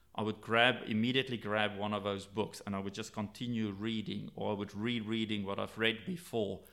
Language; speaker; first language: English; native; English